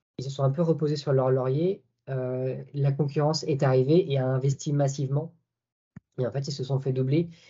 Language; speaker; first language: French; native; French